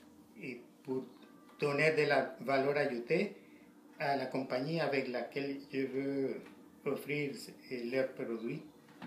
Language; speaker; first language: French; non-native, learner; Spanish